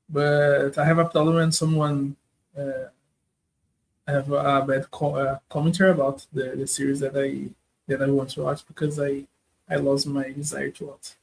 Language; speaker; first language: English; non-native, learner; Portuguese